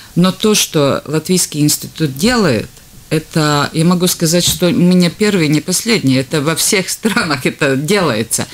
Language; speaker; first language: Russian; non-native, local second language; Latvian